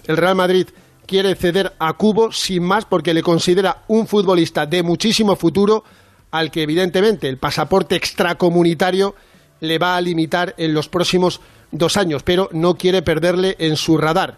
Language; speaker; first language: Spanish; native; Spanish